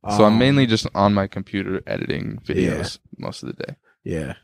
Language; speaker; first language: English; native; English